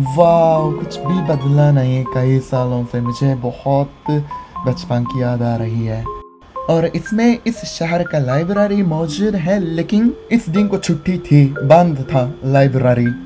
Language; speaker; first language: Hindi; non-native, fluent; Japanese